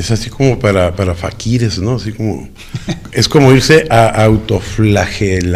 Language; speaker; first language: Spanish; native; Spanish